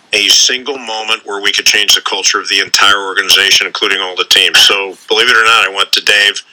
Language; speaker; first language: English; native; English